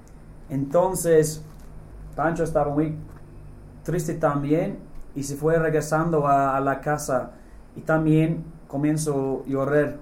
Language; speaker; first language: Spanish; non-native, fluent; English